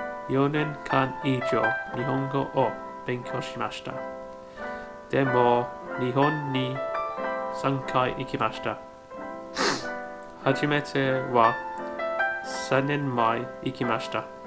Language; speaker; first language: Japanese; non-native, learner; English